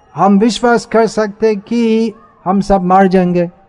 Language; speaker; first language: Hindi; non-native, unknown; English